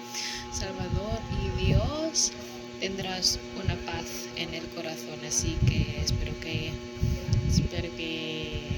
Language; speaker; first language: Spanish; non-native, learner; English